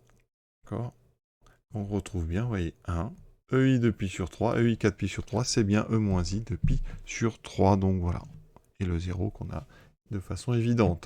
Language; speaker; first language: French; native; French